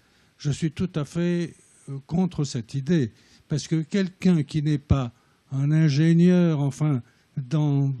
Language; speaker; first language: French; native; French